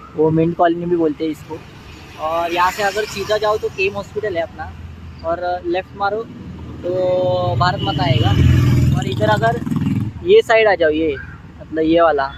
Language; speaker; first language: Hindi; non-native, local second language; Marathi